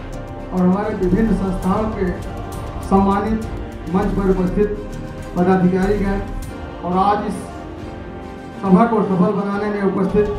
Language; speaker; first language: Hindi; native; Hindi